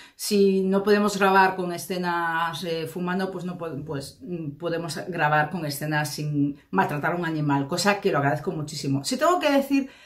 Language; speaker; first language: Spanish; native; Spanish